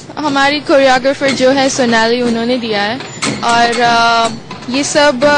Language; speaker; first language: Hindi; non-native, local second language; Gujarati